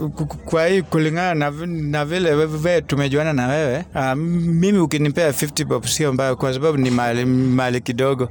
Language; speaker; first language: Swahili; non-native, local second language; Luo (Kenya and Tanzania)